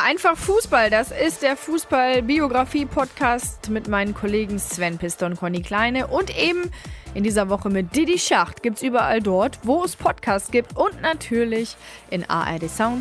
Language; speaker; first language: German; native; German